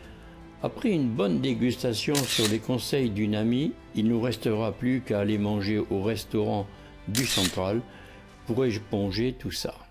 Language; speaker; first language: French; native; French